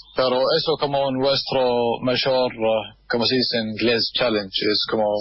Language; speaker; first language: Spanish; non-native, fluent; Arabic